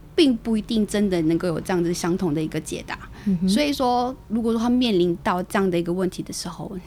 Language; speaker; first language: Chinese; native; Chinese